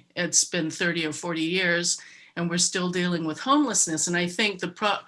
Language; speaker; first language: English; native; English